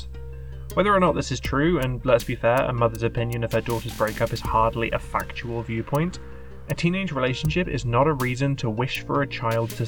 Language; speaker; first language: English; native; English